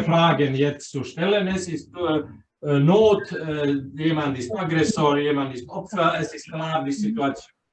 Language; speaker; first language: German; non-native, fluent; Croatian